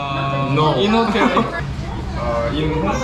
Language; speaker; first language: English; non-native, learner; Korean